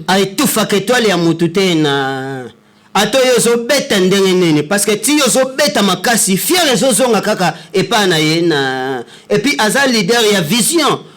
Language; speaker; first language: Lingala; native; Lingala